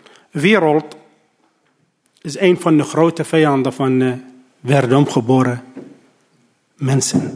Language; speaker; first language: Dutch; non-native, learner; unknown